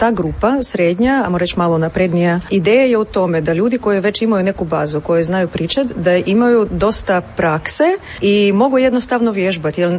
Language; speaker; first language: Croatian; native; Croatian